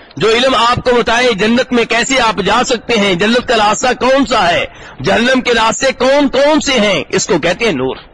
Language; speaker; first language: Urdu; native; Urdu